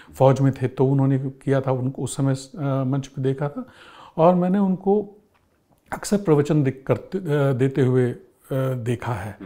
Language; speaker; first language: Hindi; native; Hindi